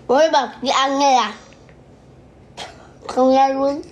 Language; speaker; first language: Vietnamese; non-native, learner; Portuguese